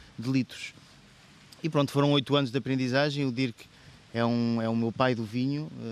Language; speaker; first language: Portuguese; native; Portuguese